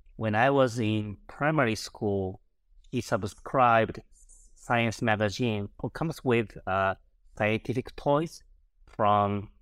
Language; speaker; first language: English; non-native, fluent; Japanese